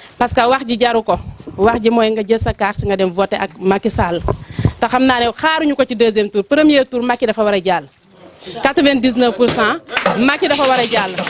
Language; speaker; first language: Wolof; non-native, local second language; Fula